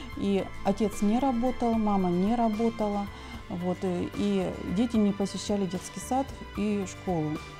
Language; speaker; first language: Russian; native; Russian